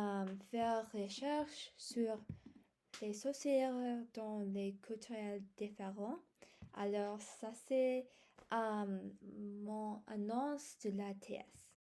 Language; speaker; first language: French; non-native, learner; English